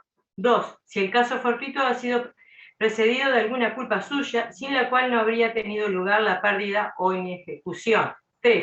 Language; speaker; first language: Spanish; native; Spanish